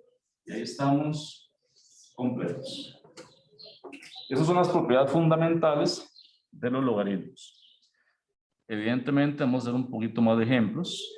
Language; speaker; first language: Spanish; native; Spanish